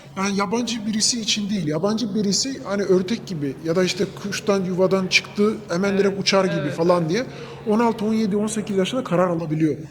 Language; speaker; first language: Turkish; native; Turkish